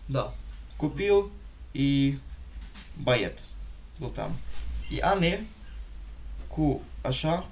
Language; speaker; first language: Russian; non-native, learner; German